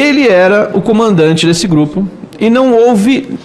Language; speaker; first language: Portuguese; native; Portuguese